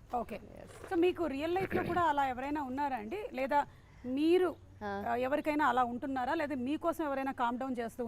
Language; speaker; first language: Telugu; native; Telugu